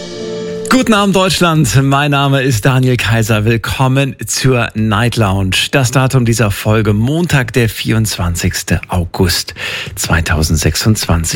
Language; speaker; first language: German; native; German